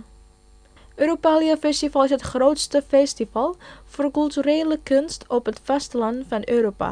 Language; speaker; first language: Dutch; non-native, fluent; Indonesian